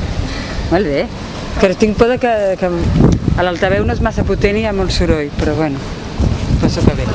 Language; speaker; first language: Catalan; native; Catalan